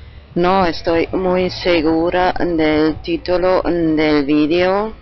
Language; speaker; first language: Spanish; non-native, fluent; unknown